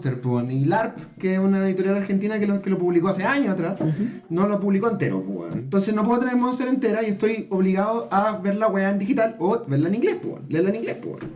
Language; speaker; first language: Spanish; native; Spanish